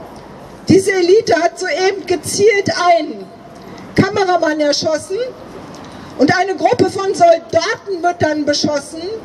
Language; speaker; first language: German; native; German